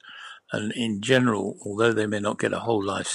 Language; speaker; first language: English; native; English